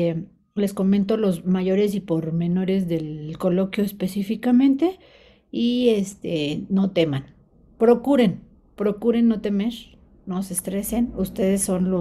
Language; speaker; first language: Spanish; native; Spanish